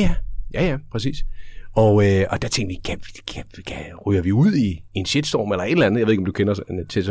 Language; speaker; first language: Danish; native; Danish